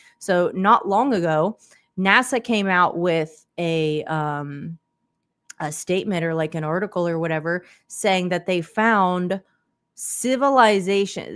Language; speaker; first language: English; native; English